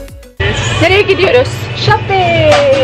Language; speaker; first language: Turkish; non-native, learner; Filipino